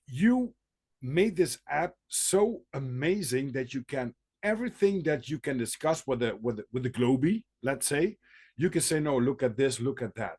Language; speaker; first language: English; non-native, fluent; Dutch